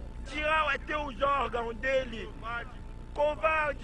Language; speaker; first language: Portuguese; non-native, fluent; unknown